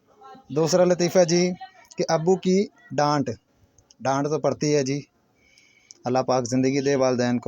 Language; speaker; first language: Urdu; non-native, local second language; Punjabi